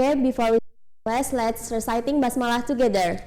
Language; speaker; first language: English; non-native, learner; Indonesian